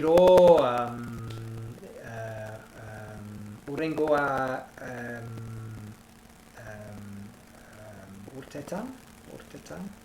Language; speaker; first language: Basque; non-native, learner; English